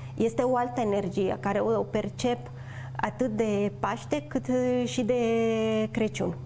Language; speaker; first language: Romanian; non-native, fluent; Spanish